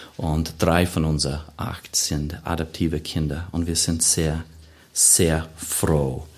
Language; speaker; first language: German; non-native, fluent; English